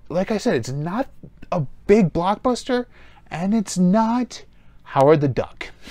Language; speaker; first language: English; native; English